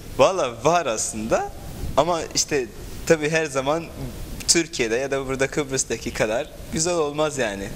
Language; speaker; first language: Turkish; non-native, fluent; Arabic